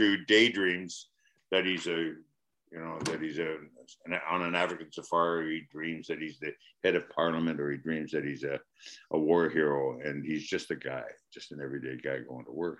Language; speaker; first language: English; native; English